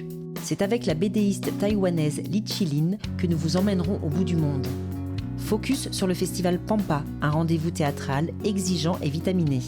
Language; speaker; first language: French; native; French